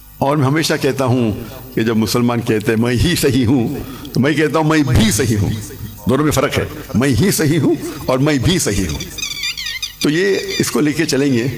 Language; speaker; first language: Urdu; non-native, local second language; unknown